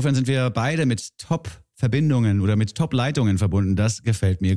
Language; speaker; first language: German; native; German